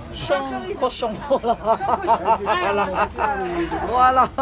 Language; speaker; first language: French; non-native, learner; Malay